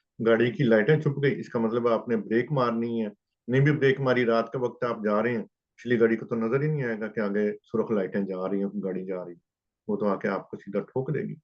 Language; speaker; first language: Urdu; native; Urdu